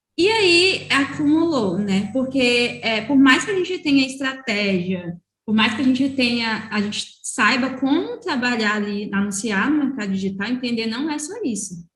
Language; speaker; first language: Portuguese; native; Portuguese